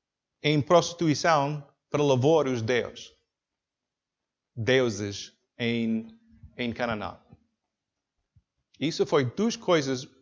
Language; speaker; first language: Portuguese; non-native, learner; English